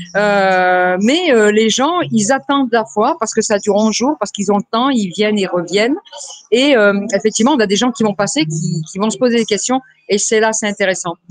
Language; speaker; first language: French; native; French